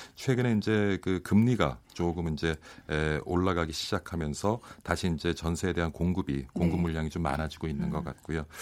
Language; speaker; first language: Korean; native; Korean